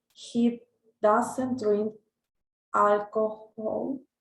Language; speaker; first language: English; non-native, learner; Spanish